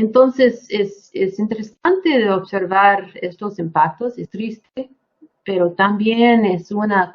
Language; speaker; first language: Spanish; non-native, fluent; English